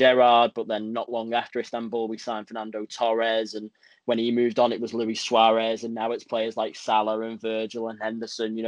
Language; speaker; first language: English; native; English